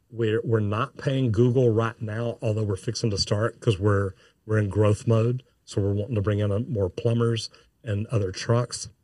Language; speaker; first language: English; native; English